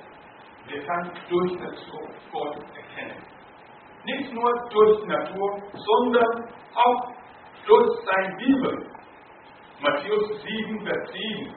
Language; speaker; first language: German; non-native, learner; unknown